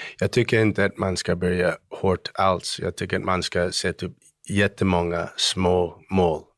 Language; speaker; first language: Swedish; early bilingual, heritage; Swedish